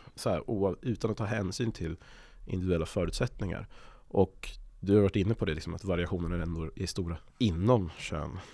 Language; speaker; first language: Swedish; native; Swedish